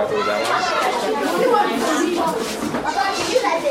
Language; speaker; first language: Japanese; non-native, fluent; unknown